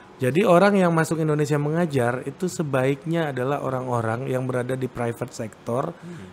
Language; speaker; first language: Indonesian; native; Indonesian